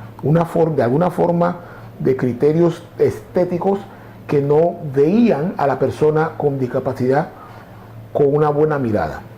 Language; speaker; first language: Spanish; native; Spanish